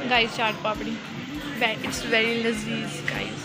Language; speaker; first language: Hindi; native; Hindi